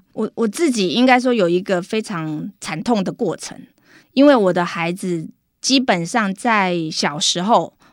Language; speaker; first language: Chinese; native; Chinese